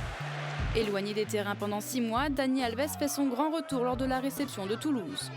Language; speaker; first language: French; native; French